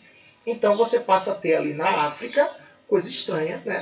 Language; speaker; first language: Portuguese; native; Portuguese